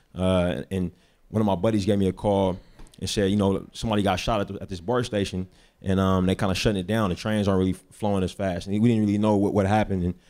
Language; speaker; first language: English; native; English